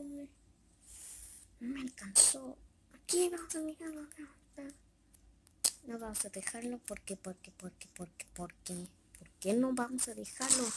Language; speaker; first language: Spanish; native; Spanish